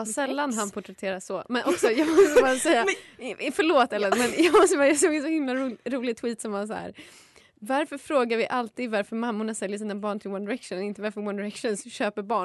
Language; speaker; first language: Swedish; native; Swedish